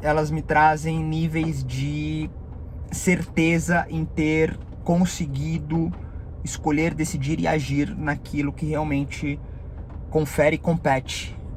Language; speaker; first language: Portuguese; native; Portuguese